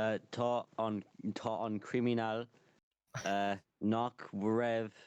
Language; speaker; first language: Irish; non-native, local second language; English